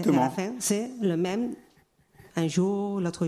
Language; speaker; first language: French; non-native, learner; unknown